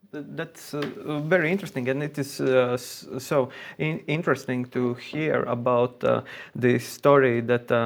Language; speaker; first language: English; non-native, fluent; Latvian